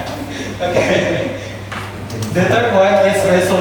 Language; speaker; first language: English; non-native, fluent; Indonesian